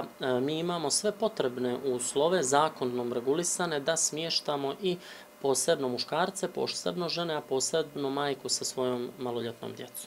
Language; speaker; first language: Serbian; native; Serbian